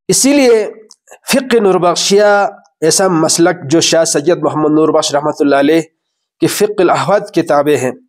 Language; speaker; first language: Urdu; non-native, local second language; Balti